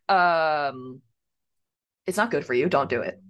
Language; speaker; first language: English; early bilingual, other home language; Hindi